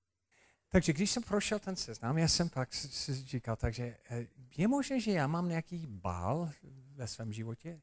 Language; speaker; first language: Czech; non-native, fluent; English